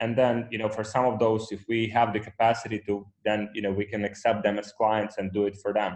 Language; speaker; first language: English; non-native, fluent; Ukrainian